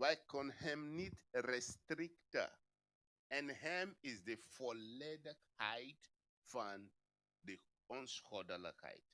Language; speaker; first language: Dutch; non-native, fluent; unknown